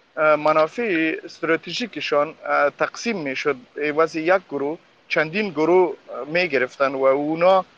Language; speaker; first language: Persian; non-native, local second language; Pashto